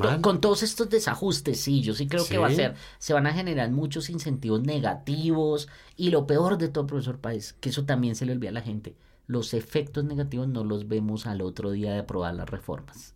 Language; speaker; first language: Spanish; native; Spanish